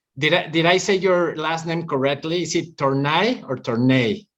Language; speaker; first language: English; non-native, fluent; Spanish